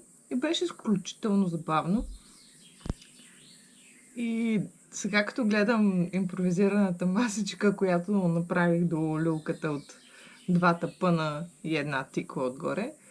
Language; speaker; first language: Bulgarian; native; Bulgarian